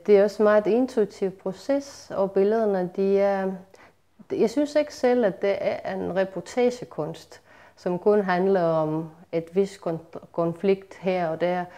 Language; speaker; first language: Danish; non-native, fluent; Estonian